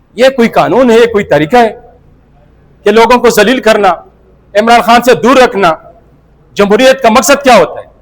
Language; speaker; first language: Urdu; non-native, local second language; Pashto